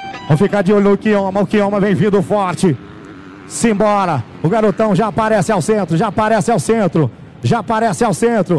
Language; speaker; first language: Portuguese; native; Portuguese